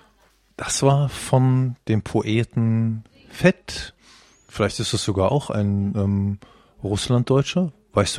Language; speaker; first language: German; native; German